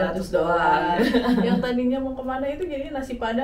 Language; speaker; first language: Indonesian; native; Indonesian